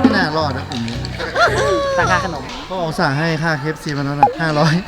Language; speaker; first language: Thai; native; Thai